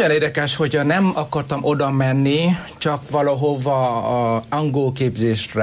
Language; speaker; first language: Hungarian; non-native, fluent; Vietnamese